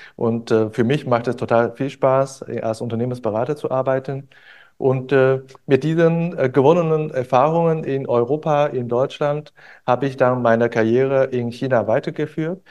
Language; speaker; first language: German; non-native, fluent; Chinese